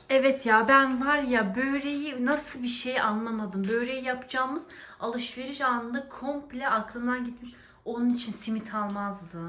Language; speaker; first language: Turkish; early bilingual, heritage; Turkish